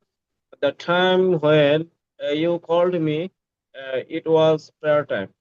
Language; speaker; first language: English; non-native, learner; Bangla